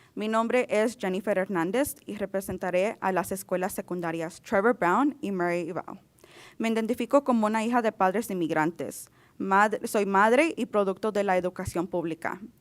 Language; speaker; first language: Spanish; early bilingual, other home language; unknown